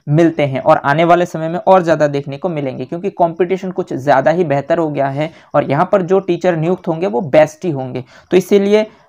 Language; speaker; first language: Hindi; native; Hindi